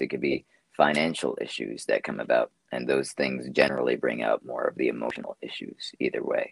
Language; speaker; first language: English; native; English